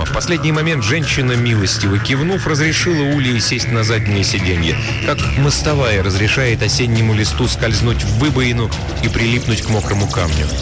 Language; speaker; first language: Russian; native; Russian